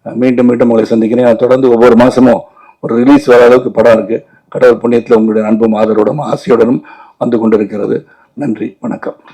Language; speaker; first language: Tamil; native; Tamil